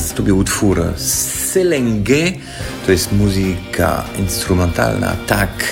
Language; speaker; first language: Polish; non-native, fluent; French